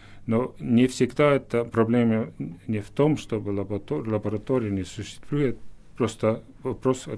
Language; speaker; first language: Russian; non-native, fluent; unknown